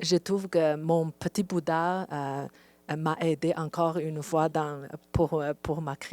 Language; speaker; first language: French; non-native, fluent; Chinese